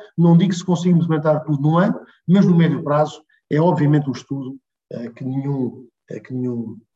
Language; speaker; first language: Portuguese; native; Portuguese